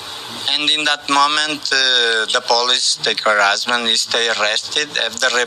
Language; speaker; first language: English; non-native, learner; Portuguese